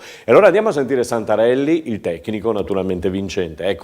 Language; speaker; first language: Italian; native; Italian